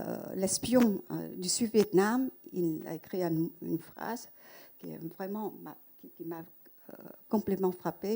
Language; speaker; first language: French; non-native, fluent; Vietnamese